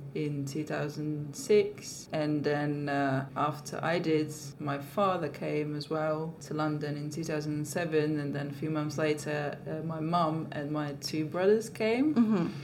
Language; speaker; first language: English; non-native, fluent; Slovak